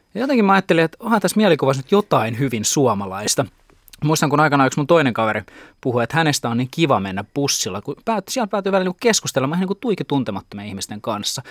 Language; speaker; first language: Finnish; native; Finnish